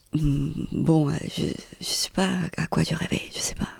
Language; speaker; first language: French; non-native, fluent; Spanish